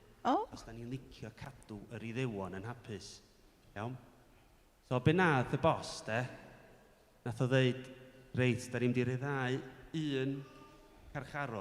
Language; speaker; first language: Welsh; native; Welsh